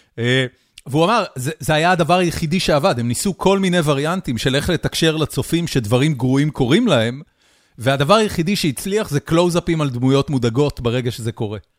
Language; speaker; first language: Hebrew; native; Hebrew